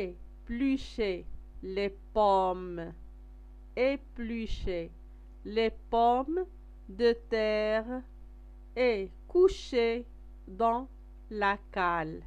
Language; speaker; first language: French; non-native, local second language; Arabic